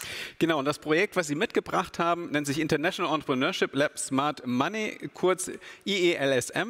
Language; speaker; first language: German; native; German